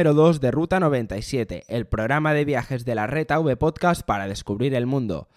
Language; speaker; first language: Spanish; native; Spanish